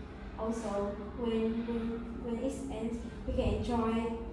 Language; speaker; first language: English; non-native, learner; Vietnamese